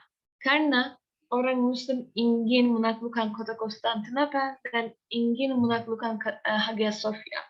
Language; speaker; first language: Indonesian; non-native, learner; Turkish